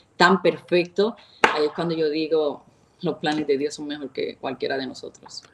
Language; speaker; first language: Spanish; native; Spanish